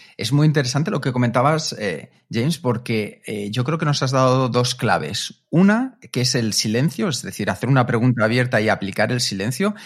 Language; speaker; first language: Spanish; native; Spanish